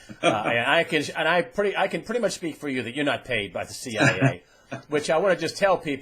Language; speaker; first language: English; native; English